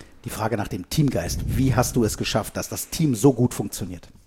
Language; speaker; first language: German; native; German